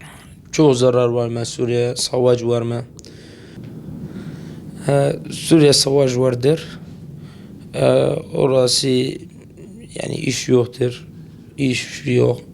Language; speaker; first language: Turkish; non-native, learner; Arabic